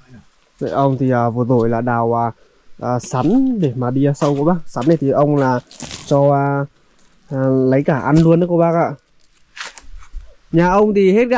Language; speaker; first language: Vietnamese; native; Vietnamese